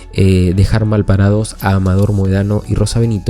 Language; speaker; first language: Spanish; native; Spanish